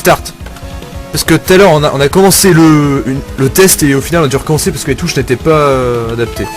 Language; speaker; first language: French; native; French